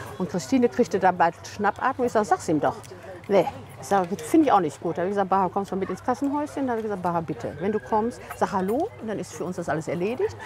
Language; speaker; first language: German; native; German